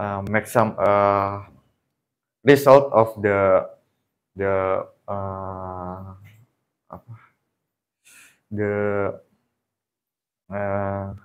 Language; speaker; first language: English; non-native, learner; Indonesian